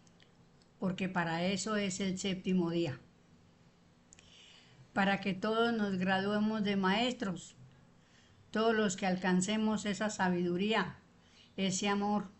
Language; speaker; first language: Spanish; native; Spanish